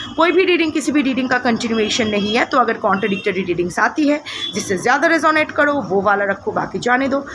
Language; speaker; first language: Hindi; non-native, local second language; Bangla